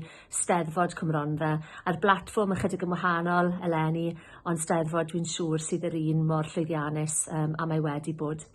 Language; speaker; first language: Welsh; native; Welsh